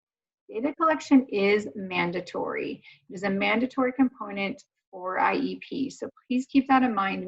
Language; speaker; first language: English; native; English